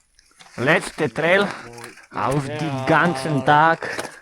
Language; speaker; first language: German; non-native, learner; Slovak